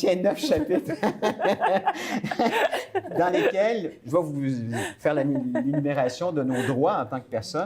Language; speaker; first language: French; native; French